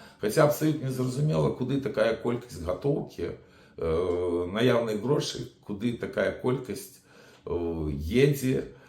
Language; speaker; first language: Belarusian; native; Belarusian